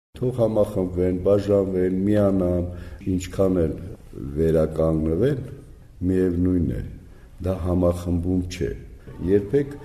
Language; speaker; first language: Armenian; native; Armenian